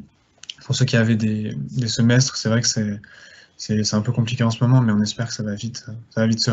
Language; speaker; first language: French; native; French